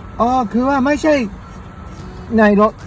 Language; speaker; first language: Thai; non-native, learner; Japanese